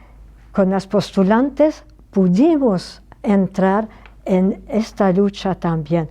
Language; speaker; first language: Spanish; non-native, fluent; French